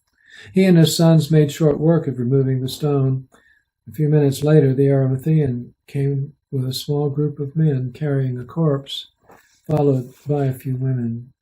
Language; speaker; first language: English; native; English